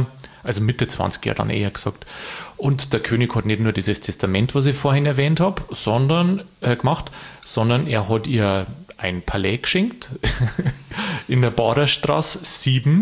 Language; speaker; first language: German; native; German